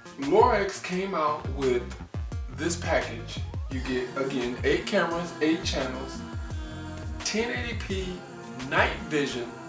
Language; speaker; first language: English; native; English